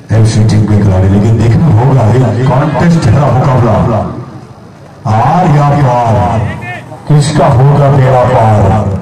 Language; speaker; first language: Hindi; native; Hindi